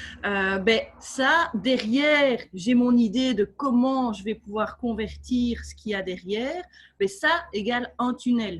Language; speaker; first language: French; native; French